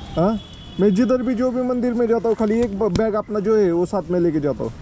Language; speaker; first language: Hindi; non-native, local second language; Marathi